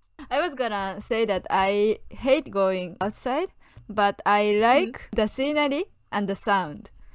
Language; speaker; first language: English; non-native, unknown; Japanese